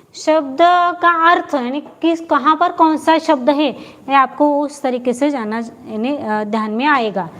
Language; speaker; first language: Hindi; non-native, local second language; Marathi